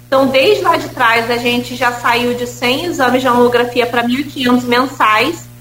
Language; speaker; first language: Portuguese; native; Portuguese